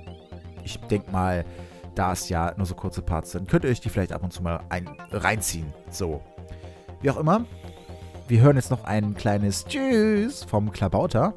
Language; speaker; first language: German; native; German